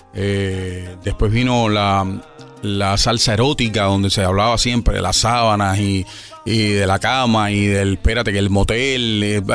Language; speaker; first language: Spanish; native; Spanish